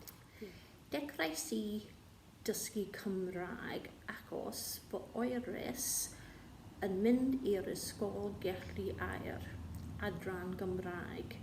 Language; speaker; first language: Welsh; non-native, learner; English